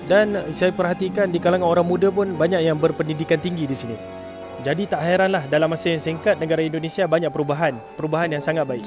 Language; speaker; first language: Malay; native; Malay